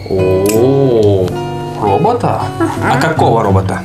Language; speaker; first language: Russian; native; Russian